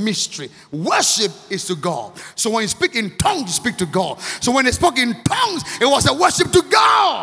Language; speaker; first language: English; non-native, local second language; Akan